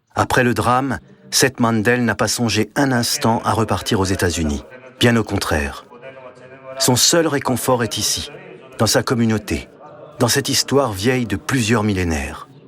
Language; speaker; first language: French; native; French